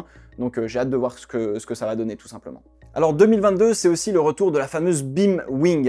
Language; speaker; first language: French; native; French